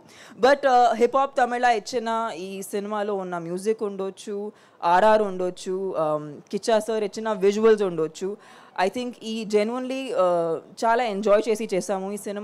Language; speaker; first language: Telugu; non-native, fluent; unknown